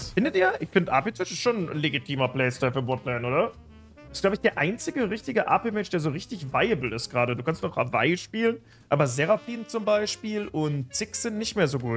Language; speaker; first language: German; native; German